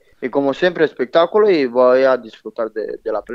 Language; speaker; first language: Spanish; non-native, learner; Romanian